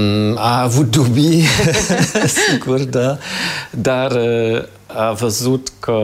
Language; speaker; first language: Romanian; non-native, fluent; German